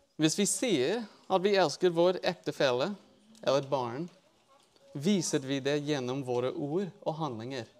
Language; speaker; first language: Norwegian; non-native, fluent; English